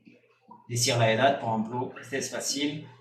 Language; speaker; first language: Spanish; non-native, fluent; French